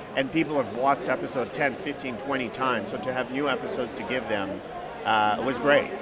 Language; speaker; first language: English; non-native, fluent; French